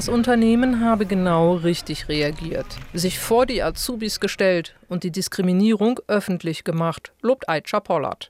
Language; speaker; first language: German; native; German